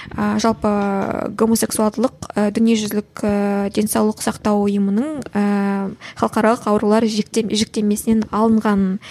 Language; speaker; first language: Kazakh; native; Kazakh